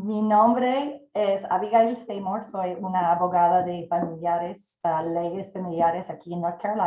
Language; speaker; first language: Spanish; non-native, fluent; English